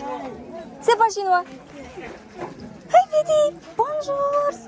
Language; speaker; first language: French; non-native, learner; Kazakh